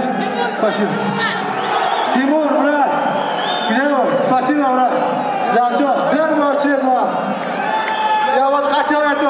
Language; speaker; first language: Russian; non-native, local second language; Tajik